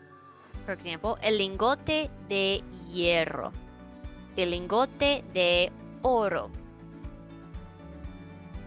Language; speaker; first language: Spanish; non-native, fluent; English